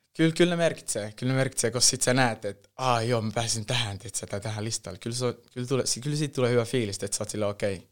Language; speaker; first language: Finnish; early bilingual, other home language; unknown